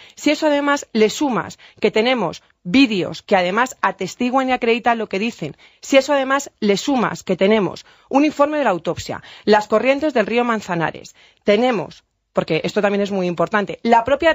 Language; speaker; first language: Spanish; native; Spanish